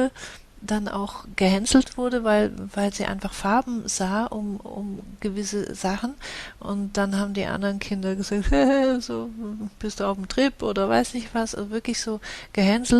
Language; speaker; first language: German; native; German